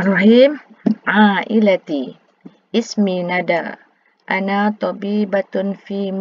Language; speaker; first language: Arabic; non-native, learner; Malay